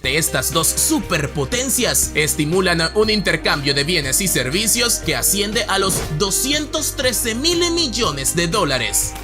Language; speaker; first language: Spanish; native; Spanish